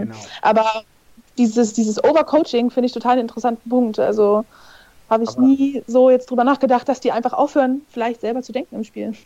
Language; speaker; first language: German; native; German